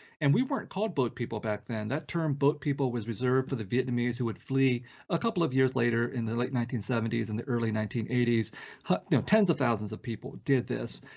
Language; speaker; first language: English; early bilingual, other home language; Vietnamese